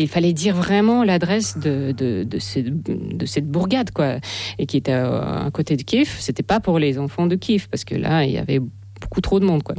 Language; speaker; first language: French; non-native, fluent; Russian